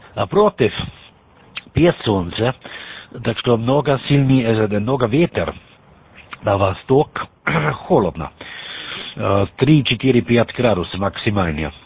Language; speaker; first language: Russian; non-native, learner; German